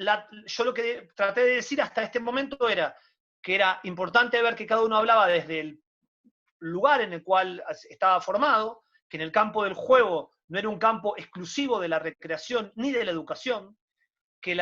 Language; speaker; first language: Spanish; native; Spanish